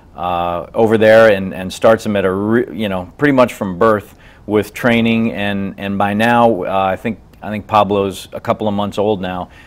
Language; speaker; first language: English; native; English